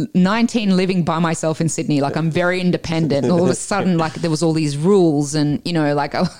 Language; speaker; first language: English; early bilingual, other home language; Italian